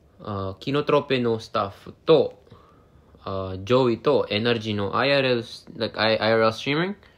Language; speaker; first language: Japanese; non-native, learner; English